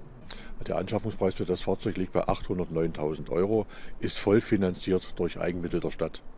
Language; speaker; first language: German; native; German